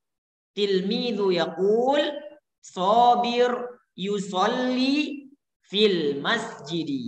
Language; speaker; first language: Arabic; non-native, fluent; Indonesian